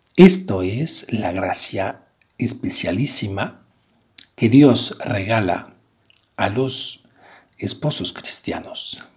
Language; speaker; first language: Spanish; non-native, fluent; French